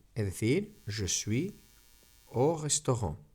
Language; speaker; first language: French; non-native, fluent; Spanish